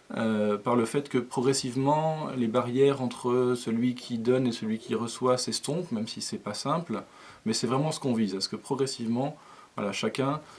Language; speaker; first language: French; native; French